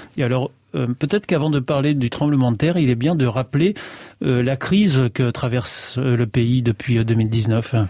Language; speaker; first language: French; native; French